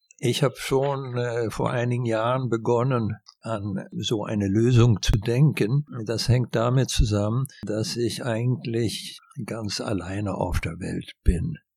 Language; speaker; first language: German; non-native, fluent; Swedish